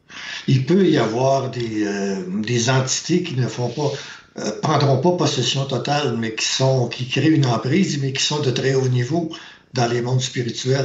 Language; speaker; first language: French; native; French